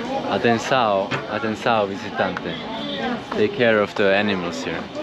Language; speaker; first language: Portuguese; non-native, learner; Swiss German